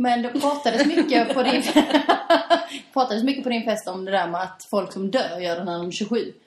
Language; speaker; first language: Swedish; native; Swedish